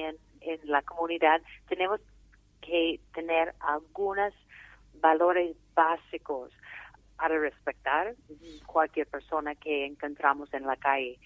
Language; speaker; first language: Spanish; non-native, fluent; English